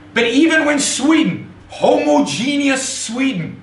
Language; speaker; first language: English; non-native, fluent; Hebrew